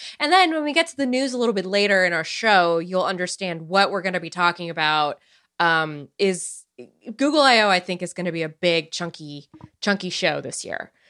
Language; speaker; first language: English; early bilingual, other home language; Romanian